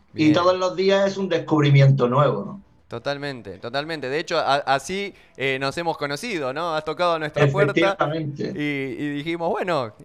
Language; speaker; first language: Spanish; native; Spanish